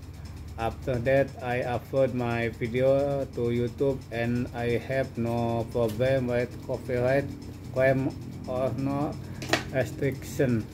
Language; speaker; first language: English; non-native, learner; Indonesian